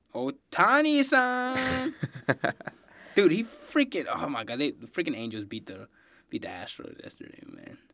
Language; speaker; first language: English; native; English